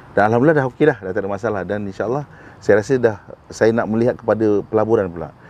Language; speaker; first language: Malay; native; Malay